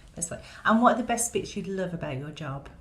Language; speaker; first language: English; native; English